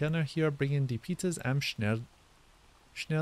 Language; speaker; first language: German; non-native, learner; English